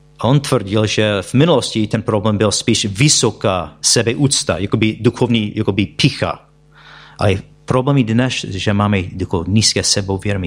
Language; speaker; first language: Czech; non-native, fluent; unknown